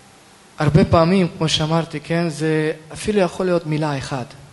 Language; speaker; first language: Hebrew; non-native, fluent; Russian